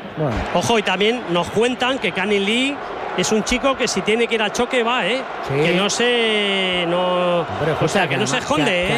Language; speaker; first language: Spanish; native; Spanish